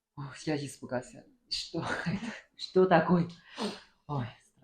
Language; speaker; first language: Russian; non-native, learner; Chinese